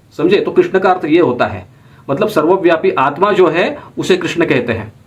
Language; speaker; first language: Hindi; non-native, local second language; Marathi